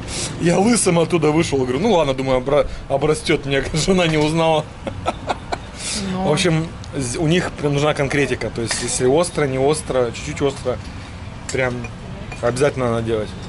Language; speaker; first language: Russian; native; Russian